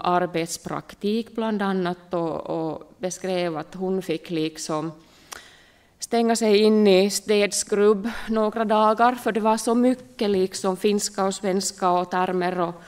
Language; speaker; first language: Swedish; non-native, local second language; Finnish